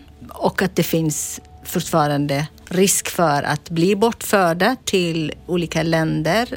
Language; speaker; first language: Swedish; non-native, fluent; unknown